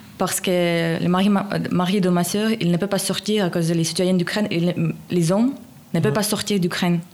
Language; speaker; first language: French; non-native, learner; Russian